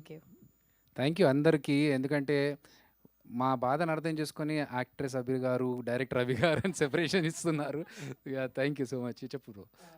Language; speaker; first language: Telugu; native; Telugu